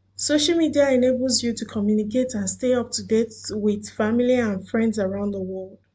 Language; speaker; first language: English; non-native, local second language; Yoruba